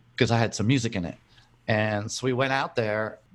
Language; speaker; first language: English; native; English